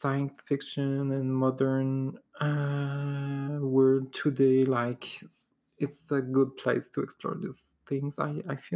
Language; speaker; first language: English; non-native, fluent; French